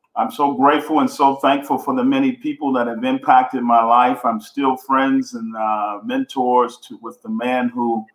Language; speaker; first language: English; native; English